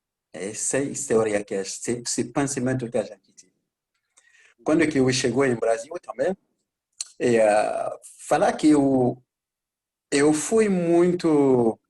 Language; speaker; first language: Portuguese; non-native, learner; Bambara